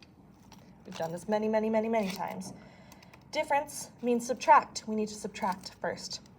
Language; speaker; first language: English; native; English